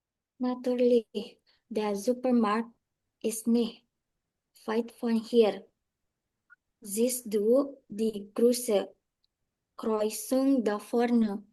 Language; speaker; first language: German; non-native, learner; Indonesian